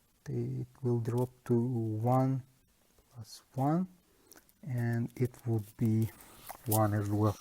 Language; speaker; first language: English; non-native, fluent; Turkish